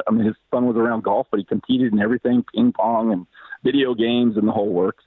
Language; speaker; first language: English; native; English